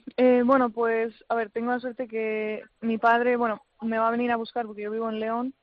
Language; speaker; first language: Spanish; native; Spanish